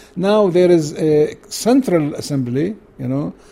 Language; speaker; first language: English; non-native, learner; Arabic